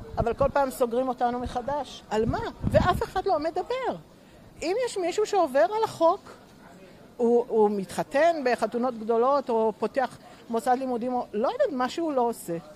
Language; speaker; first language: Hebrew; early bilingual, other home language; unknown